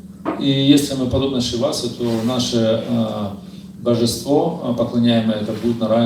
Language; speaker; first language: Russian; native; Russian